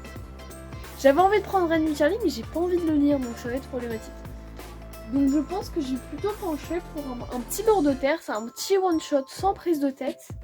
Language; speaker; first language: French; native; French